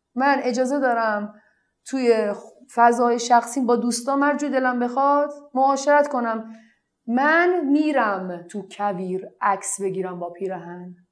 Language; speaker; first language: Persian; non-native, local second language; Arabic